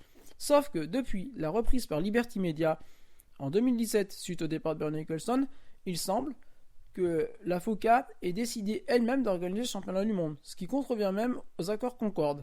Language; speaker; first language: French; native; French